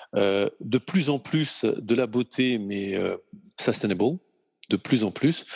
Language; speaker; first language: French; non-native, fluent; Ukrainian